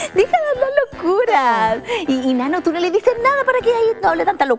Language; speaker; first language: Spanish; native; Spanish